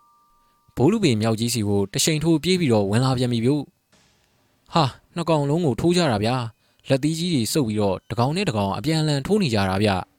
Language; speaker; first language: Burmese; native; Burmese